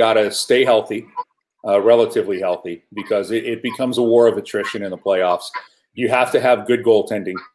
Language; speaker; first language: English; native; English